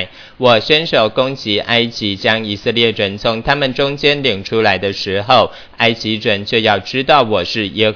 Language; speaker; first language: Chinese; native; Chinese